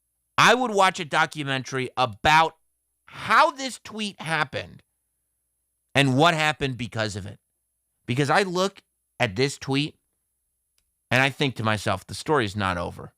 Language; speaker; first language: English; native; English